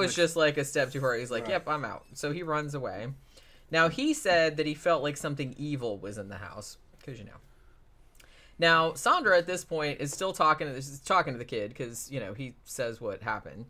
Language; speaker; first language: English; native; English